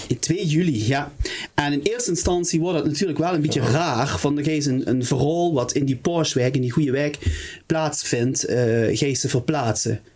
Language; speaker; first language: Dutch; native; Dutch